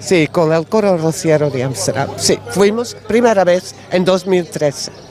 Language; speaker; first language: Spanish; non-native, learner; Dutch